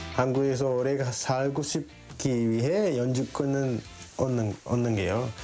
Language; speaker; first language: Korean; non-native, fluent; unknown